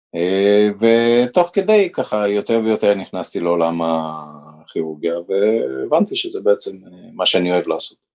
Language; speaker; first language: Hebrew; early bilingual, other home language; Romanian